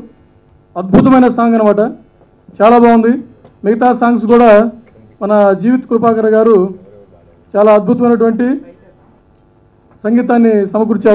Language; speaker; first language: Telugu; native; Telugu